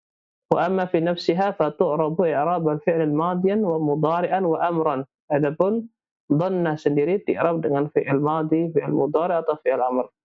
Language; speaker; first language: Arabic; non-native, fluent; Indonesian